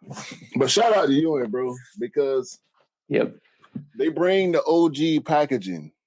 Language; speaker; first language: English; native; English